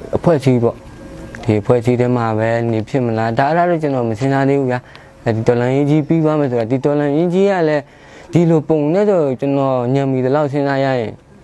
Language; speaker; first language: Burmese; non-native, local second language; S'gaw Karen